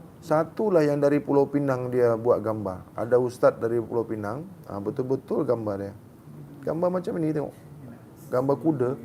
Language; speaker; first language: Malay; native; Malay